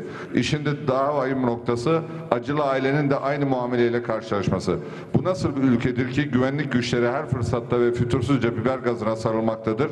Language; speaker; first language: Turkish; native; Turkish